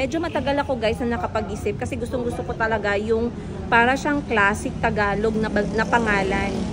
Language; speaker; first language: Filipino; non-native, local second language; Cebuano